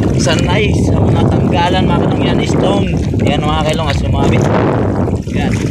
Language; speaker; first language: Filipino; non-native, local second language; Cebuano